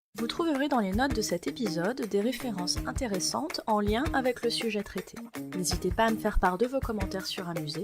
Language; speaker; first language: French; native; French